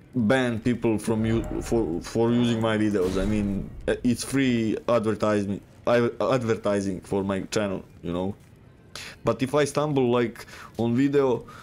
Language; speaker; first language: English; non-native, fluent; Serbian